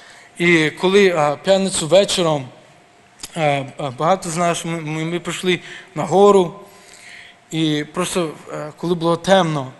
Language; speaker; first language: Ukrainian; early bilingual, heritage; Ukrainian